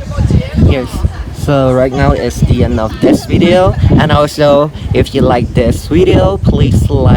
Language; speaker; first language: English; non-native, learner; Chinese